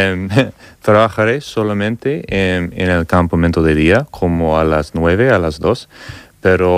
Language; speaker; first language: Spanish; non-native, fluent; English